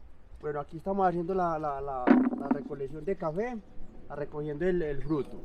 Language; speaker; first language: Spanish; native; Spanish